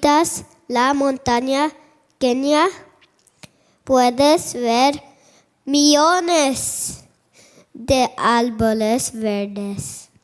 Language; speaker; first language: Spanish; non-native, learner; English